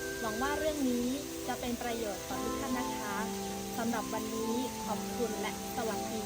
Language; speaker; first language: Thai; native; Thai